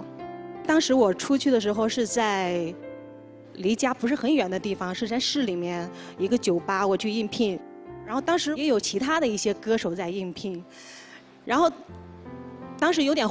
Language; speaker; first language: Chinese; native; Chinese